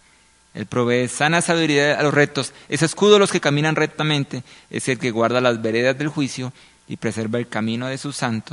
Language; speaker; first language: Spanish; native; Spanish